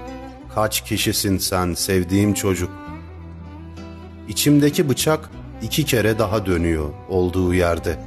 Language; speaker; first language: Turkish; native; Turkish